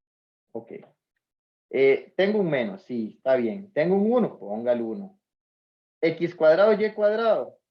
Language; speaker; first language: Spanish; native; Spanish